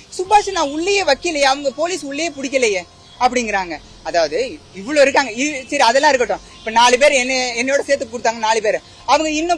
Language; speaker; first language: Tamil; native; Tamil